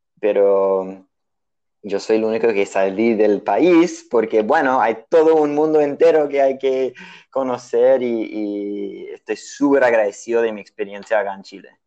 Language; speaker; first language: Spanish; non-native, fluent; English